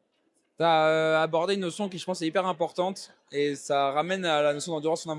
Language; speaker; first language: French; native; French